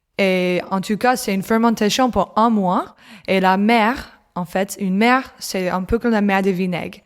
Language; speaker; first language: French; non-native, learner; English